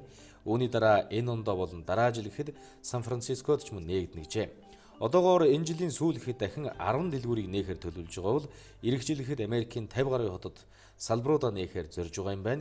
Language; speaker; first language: Mongolian; native; Mongolian